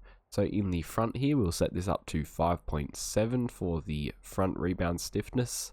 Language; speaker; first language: English; native; English